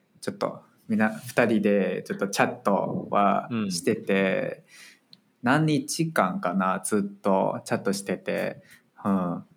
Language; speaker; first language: Japanese; non-native, fluent; Chinese